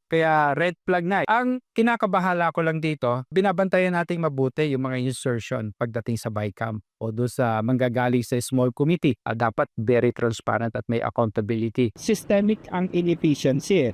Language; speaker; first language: Filipino; native; Filipino